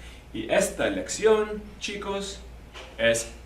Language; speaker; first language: Spanish; non-native, fluent; English